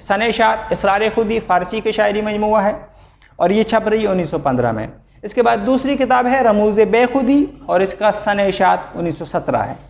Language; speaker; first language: Urdu; non-native, local second language; Pashto